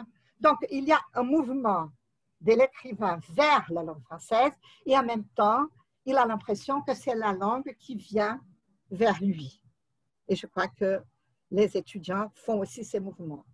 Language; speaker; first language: French; non-native, fluent; Portuguese